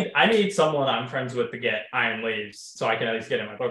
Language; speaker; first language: English; native; English